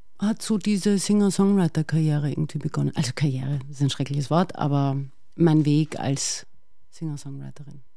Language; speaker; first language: German; native; German